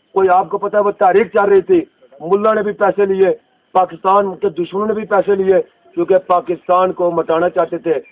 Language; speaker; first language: Urdu; non-native, local second language; Pahari-Potwari